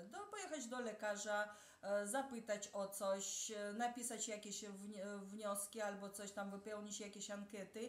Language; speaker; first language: Polish; early bilingual, heritage; Russian